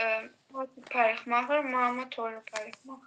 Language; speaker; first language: Russian; non-native, learner; Azerbaijani